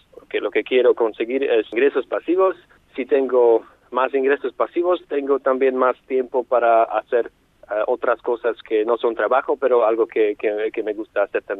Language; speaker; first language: Spanish; non-native, fluent; Slovak